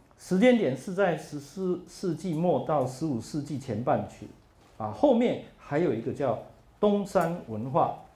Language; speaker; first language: Chinese; non-native, local second language; Hakka Chinese